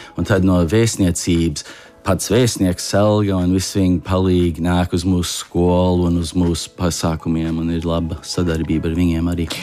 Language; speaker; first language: Latvian; early bilingual, heritage; Latvian